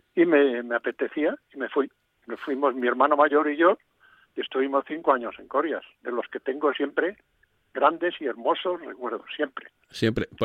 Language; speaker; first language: Spanish; non-native, local second language; Galician